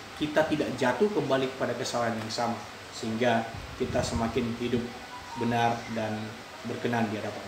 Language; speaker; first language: Indonesian; native; Indonesian